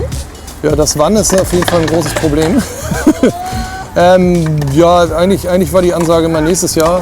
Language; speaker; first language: German; native; German